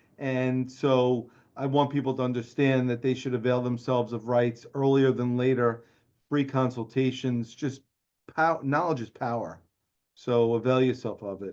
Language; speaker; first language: English; native; English